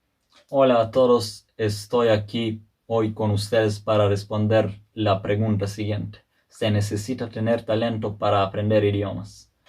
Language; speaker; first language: Spanish; non-native, fluent; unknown